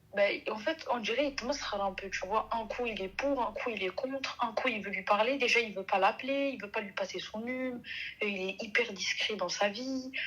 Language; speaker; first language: French; early bilingual, other home language; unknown